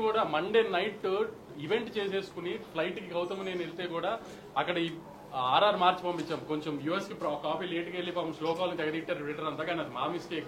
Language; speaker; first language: Telugu; native; Telugu